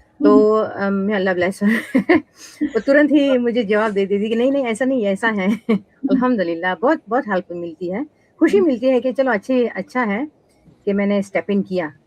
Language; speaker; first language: Hindi; native; Hindi